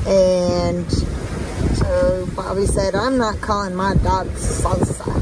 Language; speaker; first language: English; native; English